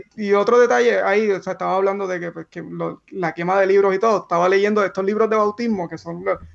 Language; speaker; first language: Spanish; native; Spanish